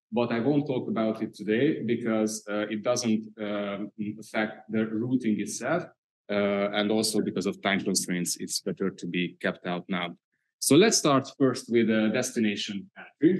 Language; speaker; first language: English; non-native, fluent; Hungarian